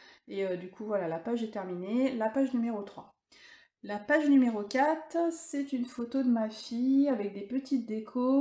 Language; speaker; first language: French; native; French